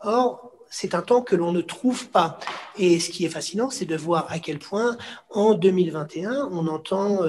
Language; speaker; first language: French; native; French